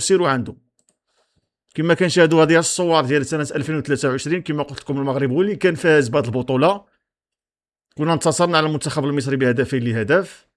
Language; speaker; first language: Arabic; native; Arabic